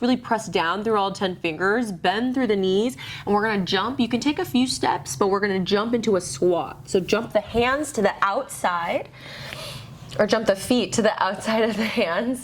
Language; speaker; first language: English; native; English